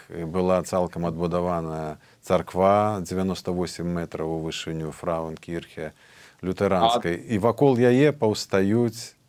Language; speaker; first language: Belarusian; native; Belarusian